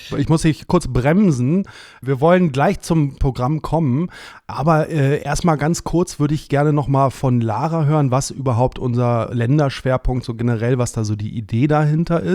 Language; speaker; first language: German; native; German